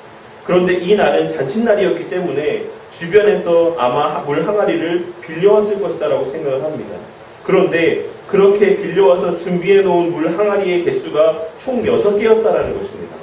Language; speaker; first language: Korean; native; Korean